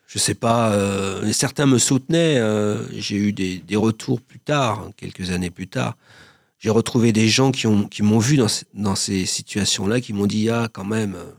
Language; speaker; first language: French; native; French